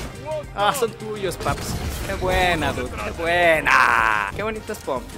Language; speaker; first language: Spanish; native; Spanish